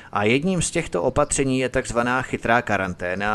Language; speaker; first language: Czech; native; Czech